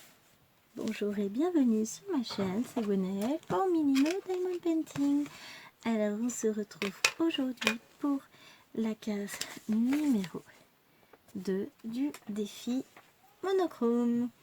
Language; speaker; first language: French; native; French